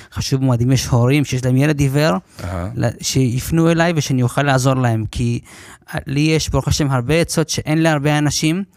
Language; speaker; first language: Hebrew; early bilingual, other home language; English